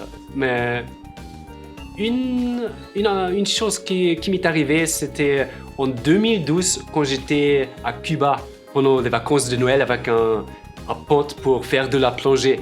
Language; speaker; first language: French; non-native, fluent; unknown